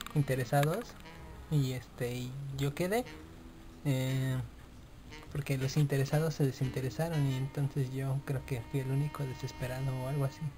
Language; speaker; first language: Spanish; native; Spanish